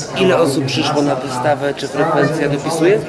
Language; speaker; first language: Polish; native; Polish